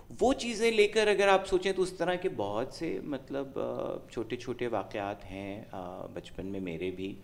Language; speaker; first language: Urdu; non-native, local second language; Punjabi